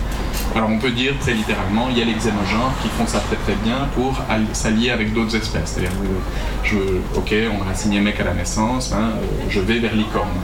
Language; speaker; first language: French; native; French